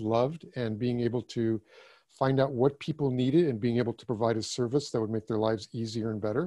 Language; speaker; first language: English; early bilingual, other home language; German